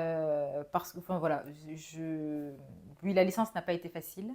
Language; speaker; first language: French; non-native, local second language; Bambara